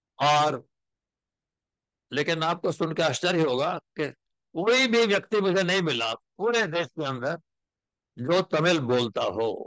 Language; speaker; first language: Hindi; native; Hindi